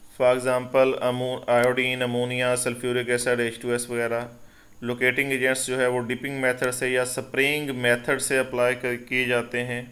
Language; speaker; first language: Urdu; non-native, local second language; Punjabi